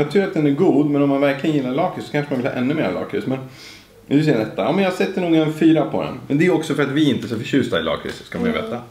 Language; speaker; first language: Swedish; native; Swedish